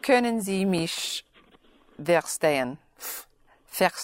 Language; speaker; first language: German; non-native, learner; English